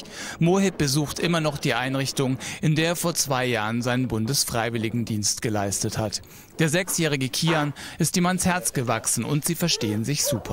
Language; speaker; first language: German; native; German